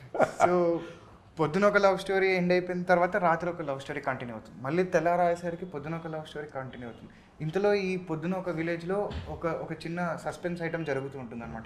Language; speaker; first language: Telugu; native; Telugu